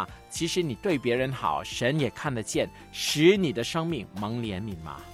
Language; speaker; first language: Chinese; native; Chinese